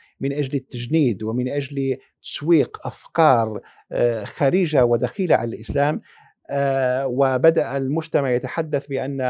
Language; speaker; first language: Arabic; early bilingual, heritage; Arabic